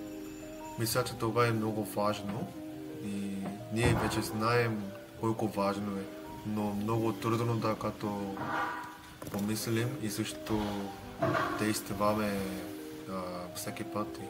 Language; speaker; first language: Bulgarian; non-native, learner; Korean